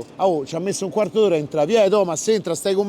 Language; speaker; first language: Italian; native; Italian